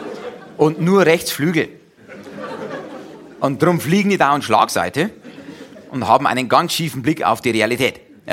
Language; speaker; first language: German; native; German